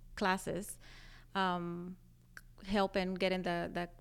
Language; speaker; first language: English; non-native, fluent; Spanish